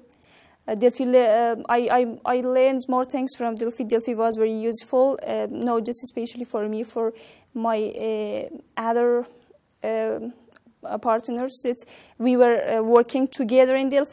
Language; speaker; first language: English; non-native, learner; Persian